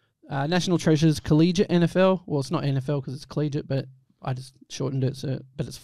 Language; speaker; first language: English; native; English